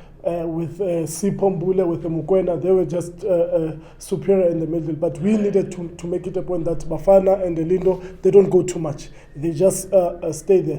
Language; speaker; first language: English; non-native, local second language; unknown